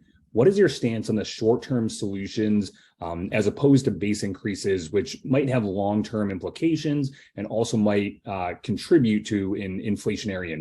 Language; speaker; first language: English; native; English